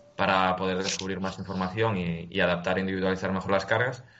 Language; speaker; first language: Spanish; native; Spanish